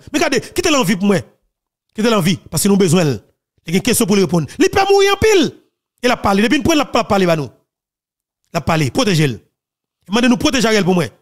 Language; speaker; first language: French; non-native, local second language; Haitian Creole